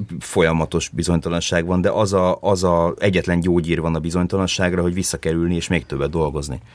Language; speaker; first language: Hungarian; early bilingual, heritage; Hungarian